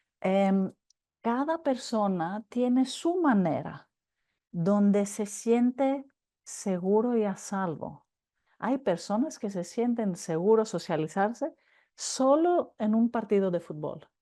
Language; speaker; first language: Spanish; non-native, fluent; Greek